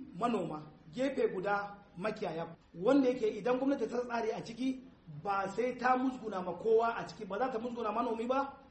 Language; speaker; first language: Hausa; non-native, local second language; Fula